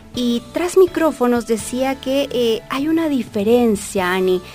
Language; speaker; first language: Spanish; native; Spanish